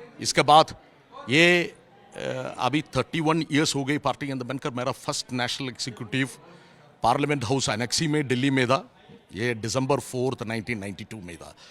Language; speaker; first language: Hindi; non-native, local second language; Malayalam